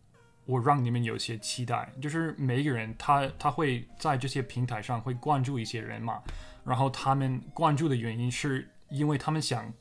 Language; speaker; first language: Chinese; non-native, fluent; English